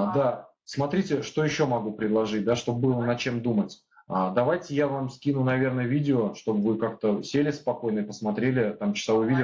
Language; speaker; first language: Russian; native; Russian